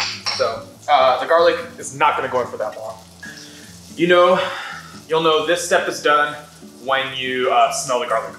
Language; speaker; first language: English; native; English